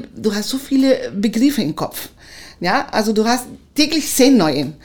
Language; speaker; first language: German; non-native, fluent; Spanish